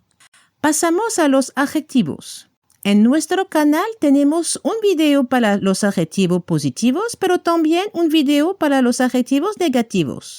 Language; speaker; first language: Spanish; non-native, fluent; French